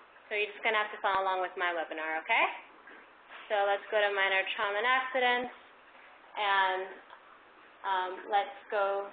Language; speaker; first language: English; early bilingual, other home language; Spanish